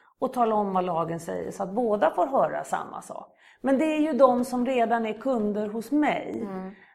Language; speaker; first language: Swedish; native; Swedish